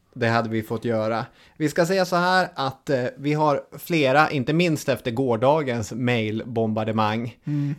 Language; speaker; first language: Swedish; native; Swedish